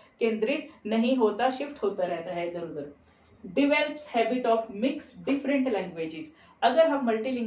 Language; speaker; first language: Hindi; non-native, local second language; Punjabi